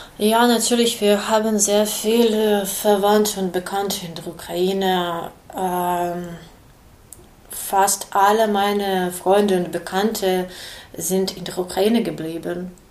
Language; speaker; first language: German; non-native, learner; Ukrainian